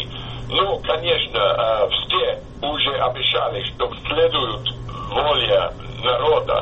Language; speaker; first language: Russian; non-native, fluent; English